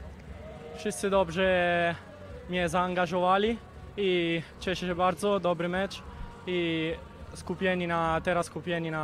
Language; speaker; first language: Polish; early bilingual, heritage; Polish